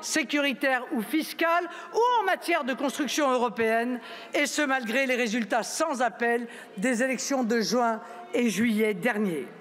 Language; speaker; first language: French; native; French